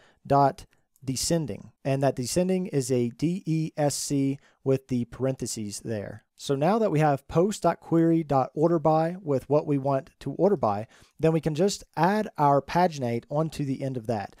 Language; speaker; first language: English; native; English